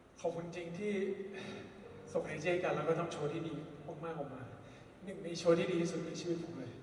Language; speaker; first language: Thai; native; Thai